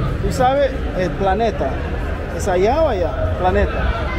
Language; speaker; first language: Spanish; non-native, learner; English